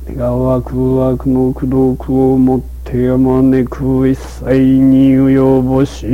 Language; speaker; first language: Japanese; native; Japanese